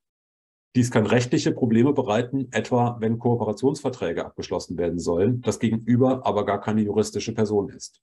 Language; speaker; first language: German; native; German